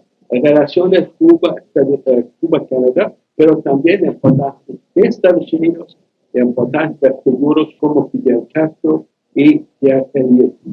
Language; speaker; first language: Spanish; non-native, learner; English